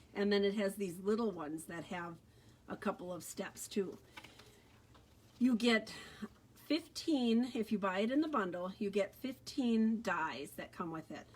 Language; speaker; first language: English; native; English